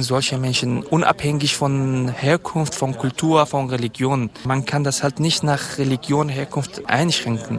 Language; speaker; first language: German; non-native, fluent; Kurdish